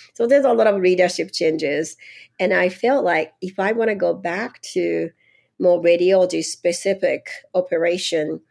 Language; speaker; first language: English; non-native, fluent; Japanese